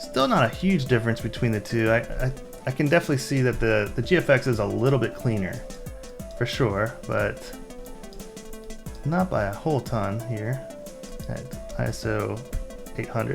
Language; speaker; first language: English; native; English